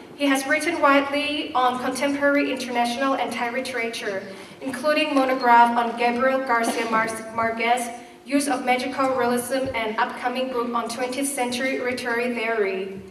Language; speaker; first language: English; non-native, fluent; Thai